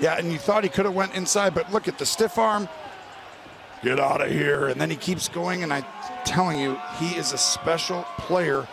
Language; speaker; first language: English; native; English